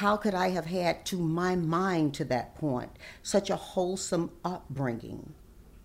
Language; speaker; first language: English; native; English